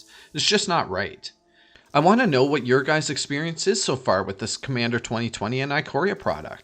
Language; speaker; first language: English; native; English